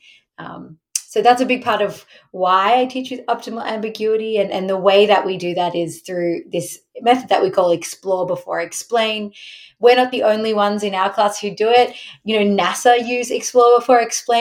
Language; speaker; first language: English; native; English